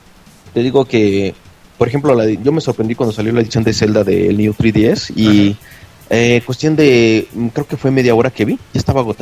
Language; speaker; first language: Spanish; native; Spanish